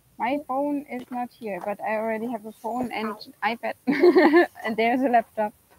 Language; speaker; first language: English; non-native, fluent; German